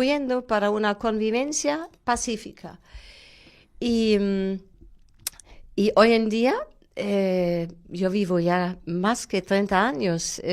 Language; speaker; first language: Spanish; non-native, fluent; German